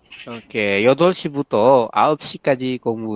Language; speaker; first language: Korean; non-native, fluent; Indonesian